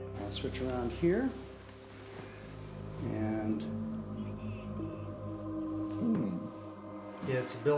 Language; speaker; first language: English; native; English